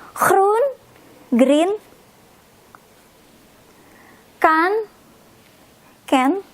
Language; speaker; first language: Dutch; non-native, fluent; Indonesian